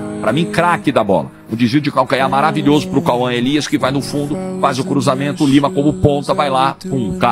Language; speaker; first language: Portuguese; native; Portuguese